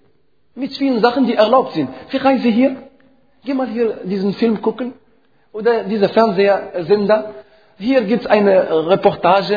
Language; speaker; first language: German; non-native, fluent; Arabic